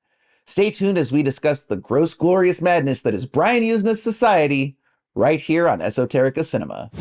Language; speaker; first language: English; native; English